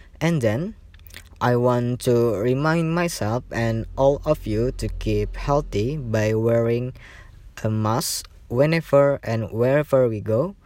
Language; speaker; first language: English; non-native, learner; Indonesian